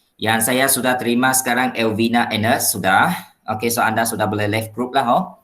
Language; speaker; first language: Malay; non-native, local second language; Chinese